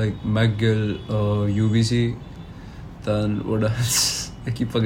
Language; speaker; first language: English; non-native, local second language; Hindi